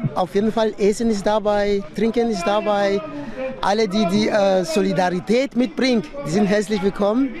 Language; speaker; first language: German; non-native, fluent; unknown